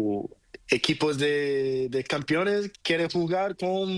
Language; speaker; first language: Spanish; non-native, learner; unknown